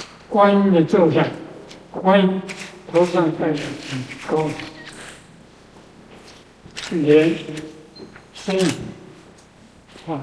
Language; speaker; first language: Chinese; non-native, local second language; Min Nan Chinese